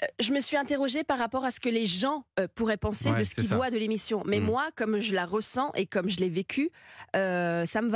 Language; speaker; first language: French; native; French